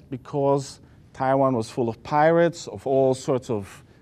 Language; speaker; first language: English; non-native, fluent; Dutch